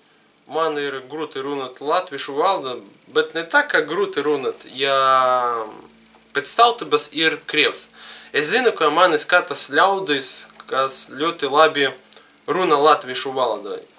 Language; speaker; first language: Latvian; non-native, learner; Russian